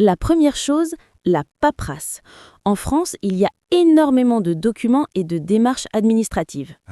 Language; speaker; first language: French; non-native, fluent; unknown